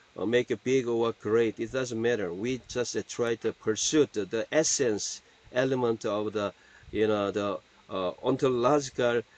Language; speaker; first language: English; non-native, fluent; Korean